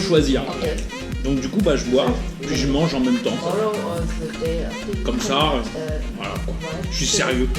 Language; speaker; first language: French; native; French